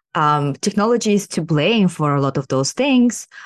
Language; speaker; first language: English; non-native, fluent; Kazakh